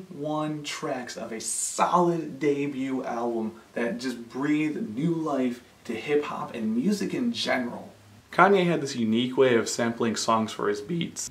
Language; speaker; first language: English; native; English